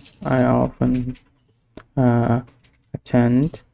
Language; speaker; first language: English; non-native, learner; Vietnamese